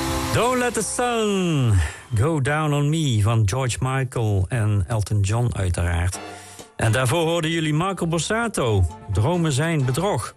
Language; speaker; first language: Dutch; native; Dutch